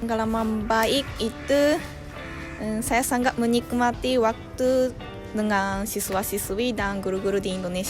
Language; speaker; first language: Indonesian; non-native, learner; Japanese